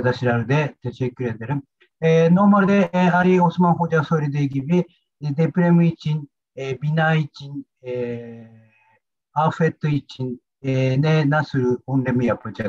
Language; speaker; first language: Turkish; non-native, learner; Japanese